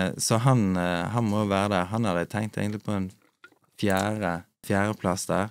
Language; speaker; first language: Norwegian; native; Norwegian